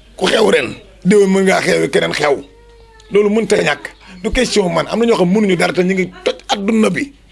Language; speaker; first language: Wolof; native; Wolof